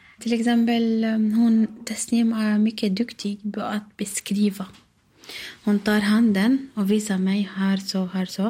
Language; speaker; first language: Swedish; non-native, learner; Arabic